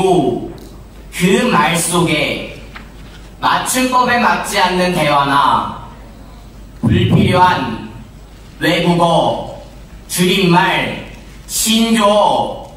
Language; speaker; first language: Korean; native; Korean